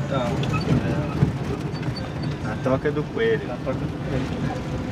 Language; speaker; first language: Portuguese; native; Portuguese